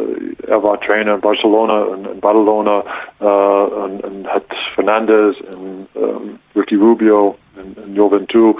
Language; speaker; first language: German; non-native, learner; English